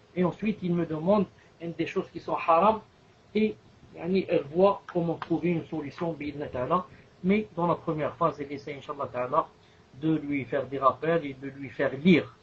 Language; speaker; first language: French; non-native, local second language; Arabic